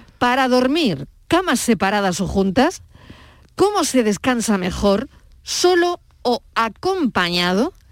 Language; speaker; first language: Spanish; native; Spanish